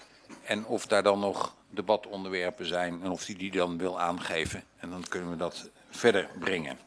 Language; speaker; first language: Dutch; native; Dutch